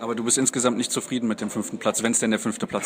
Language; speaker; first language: German; native; German